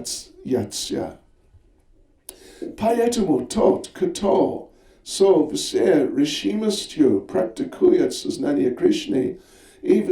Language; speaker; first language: Russian; non-native, learner; English